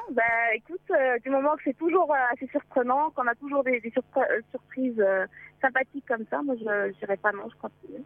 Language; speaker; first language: French; non-native, local second language; Arabic